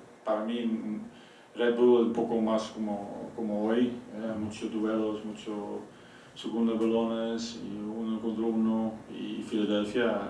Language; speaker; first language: Spanish; non-native, fluent; Dutch